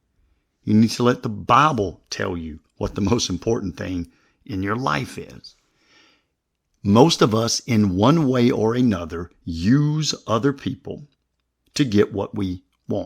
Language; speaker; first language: English; native; English